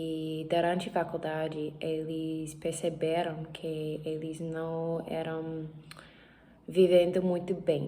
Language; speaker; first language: Portuguese; non-native, learner; English